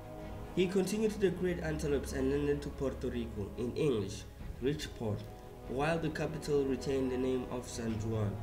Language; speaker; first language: English; non-native, fluent; Southern Sotho